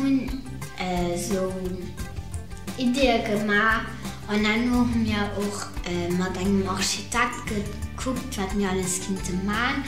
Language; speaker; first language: German; non-native, local second language; Luxembourgish